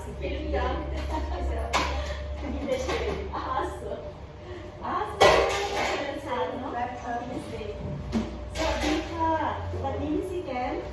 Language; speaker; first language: German; non-native, learner; Thai